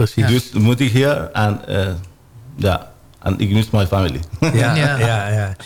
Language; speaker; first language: Dutch; non-native, learner; Persian